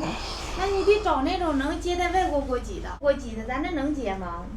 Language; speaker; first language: Chinese; native; Chinese